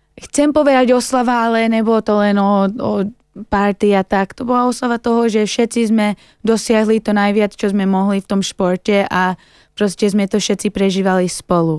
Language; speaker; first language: Slovak; early bilingual, heritage; Slovak